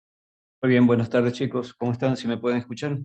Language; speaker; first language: Spanish; native; Spanish